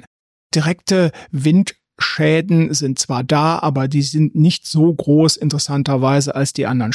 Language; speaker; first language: German; native; German